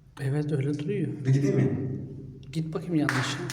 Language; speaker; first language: Turkish; native; Turkish